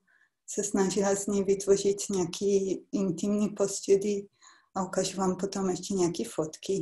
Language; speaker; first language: Czech; non-native, fluent; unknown